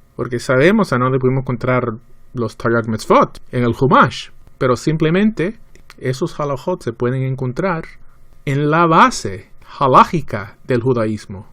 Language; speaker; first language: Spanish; early bilingual, heritage; Spanish